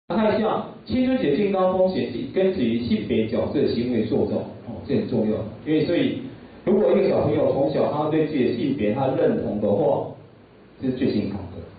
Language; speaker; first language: Chinese; native; Chinese